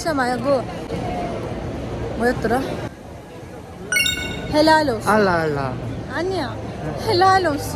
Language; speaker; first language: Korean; non-native, fluent; Turkish